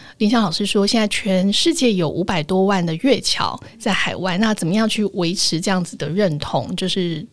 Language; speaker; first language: Chinese; native; Chinese